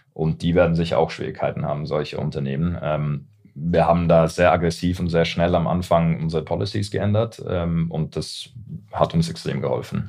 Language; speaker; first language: German; early bilingual, heritage; English